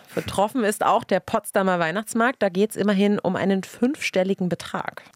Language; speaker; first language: German; native; German